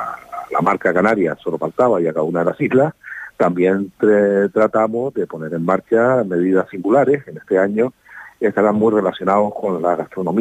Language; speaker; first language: Spanish; native; Spanish